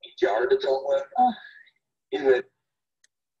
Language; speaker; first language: Chinese; non-native, learner; English